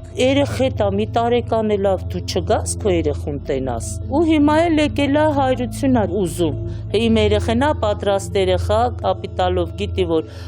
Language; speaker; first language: Armenian; native; Armenian